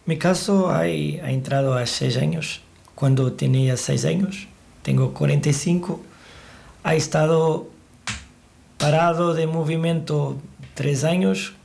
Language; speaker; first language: Spanish; non-native, learner; Portuguese